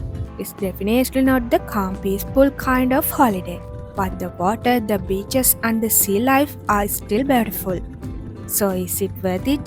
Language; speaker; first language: English; non-native, fluent; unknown